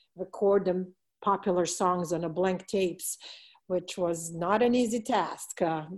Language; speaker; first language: English; non-native, fluent; Serbian